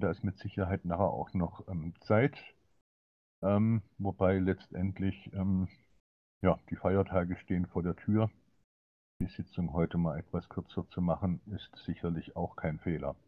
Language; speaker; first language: German; native; German